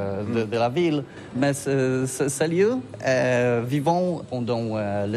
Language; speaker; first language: French; non-native, learner; Polish